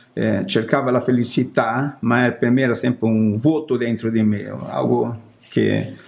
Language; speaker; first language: Italian; non-native, learner; Portuguese